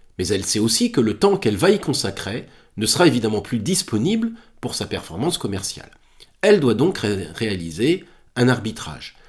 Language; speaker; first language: French; native; French